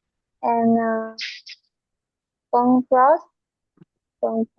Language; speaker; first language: English; non-native, learner; Vietnamese